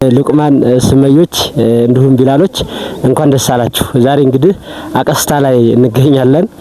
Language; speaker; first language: Amharic; native; Amharic